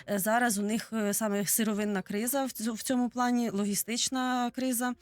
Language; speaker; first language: Ukrainian; native; Ukrainian